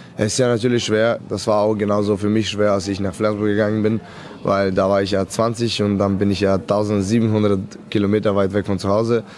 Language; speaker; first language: German; non-native, fluent; Serbian